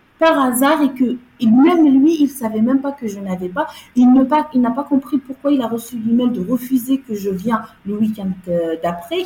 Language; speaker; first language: French; non-native, local second language; Arabic